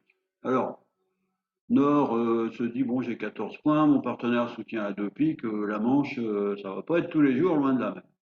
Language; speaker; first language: French; native; French